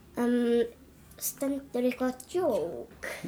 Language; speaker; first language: Icelandic; early bilingual, other home language; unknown